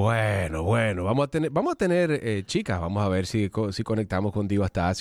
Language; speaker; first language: Spanish; native; Spanish